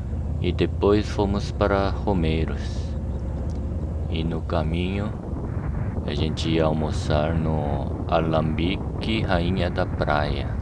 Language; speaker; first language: Portuguese; non-native, fluent; Korean